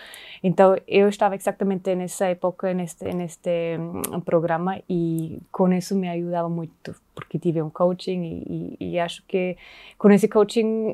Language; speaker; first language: Portuguese; non-native, fluent; German